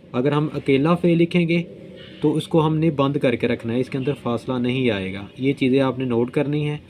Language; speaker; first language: Urdu; non-native, local second language; Punjabi